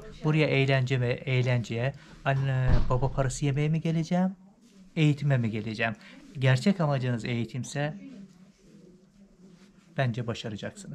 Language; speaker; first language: Turkish; native; Turkish